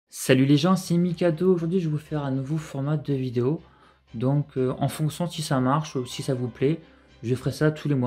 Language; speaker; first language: French; native; French